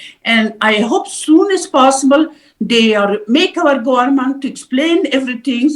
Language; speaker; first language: English; non-native, learner; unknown